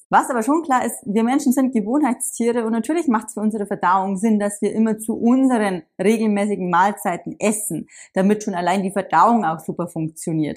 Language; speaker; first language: German; native; German